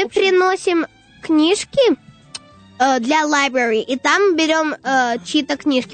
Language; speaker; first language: Russian; early bilingual, heritage; English